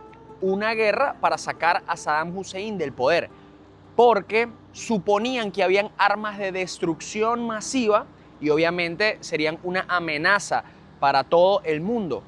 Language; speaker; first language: Spanish; native; Spanish